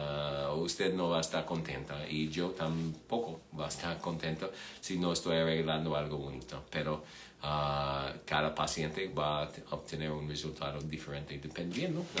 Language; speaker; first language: Spanish; non-native, fluent; English